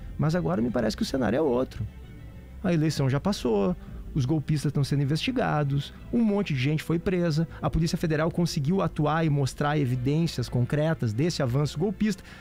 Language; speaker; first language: Portuguese; native; Portuguese